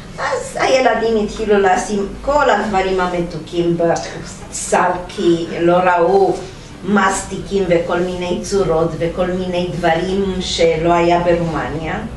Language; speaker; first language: Hebrew; non-native, fluent; Romanian